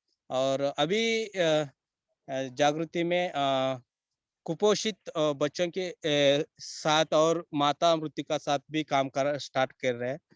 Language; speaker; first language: Hindi; non-native, local second language; Kannada